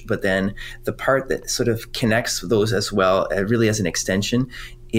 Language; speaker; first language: English; non-native, fluent; French